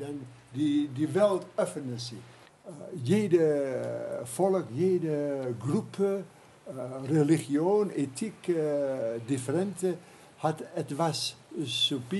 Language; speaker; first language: German; non-native, learner; Dutch